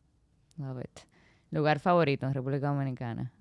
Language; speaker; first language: Spanish; native; Spanish